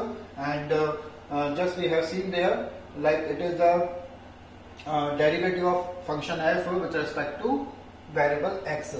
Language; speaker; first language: English; non-native, local second language; Hindi